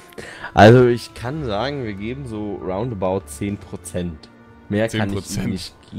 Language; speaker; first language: German; native; German